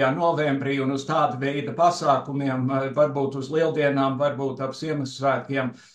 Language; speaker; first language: Latvian; early bilingual, heritage; Latvian